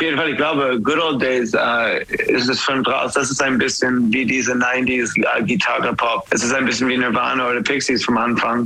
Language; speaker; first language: German; non-native, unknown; English